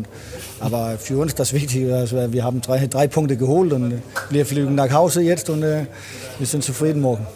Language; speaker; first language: German; non-native, learner; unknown